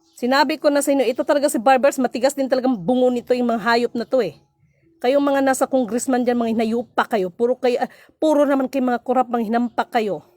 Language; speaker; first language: Filipino; non-native, local second language; Cebuano